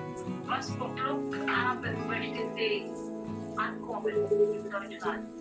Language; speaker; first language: German; non-native, fluent; Filipino